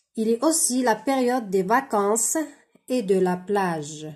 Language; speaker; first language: French; non-native, local second language; Arabic